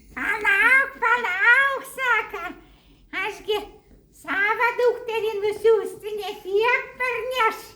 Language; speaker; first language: Lithuanian; native; Lithuanian